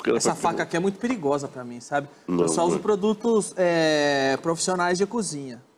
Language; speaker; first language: Portuguese; native; Portuguese